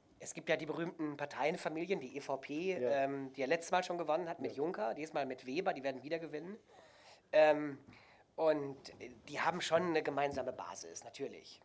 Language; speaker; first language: German; native; German